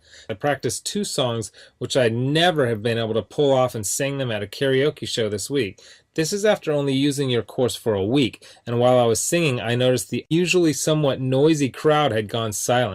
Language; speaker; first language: English; native; English